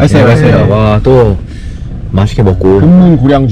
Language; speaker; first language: Korean; native; Korean